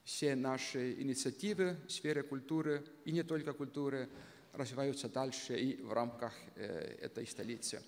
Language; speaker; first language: Russian; non-native, local second language; Estonian